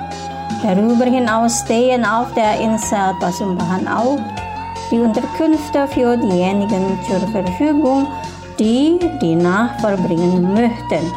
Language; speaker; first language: German; non-native, fluent; Indonesian